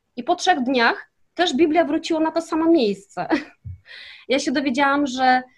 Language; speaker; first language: Polish; early bilingual, heritage; Kazakh